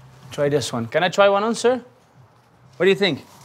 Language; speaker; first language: English; non-native, fluent; Dutch